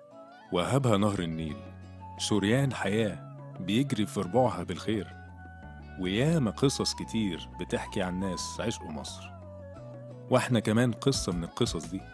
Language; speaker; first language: Arabic; native; Arabic